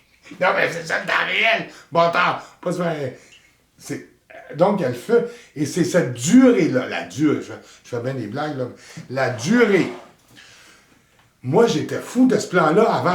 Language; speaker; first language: French; native; French